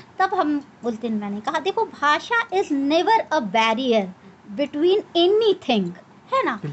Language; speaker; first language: Hindi; native; Hindi